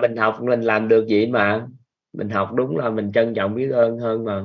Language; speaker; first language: Vietnamese; native; Vietnamese